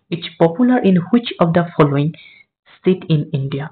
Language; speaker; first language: English; non-native, local second language; Assamese